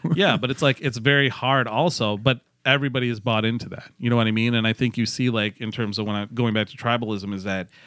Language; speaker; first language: English; early bilingual, other home language; Hindi